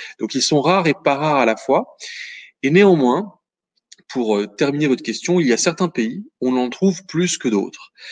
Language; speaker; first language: French; native; French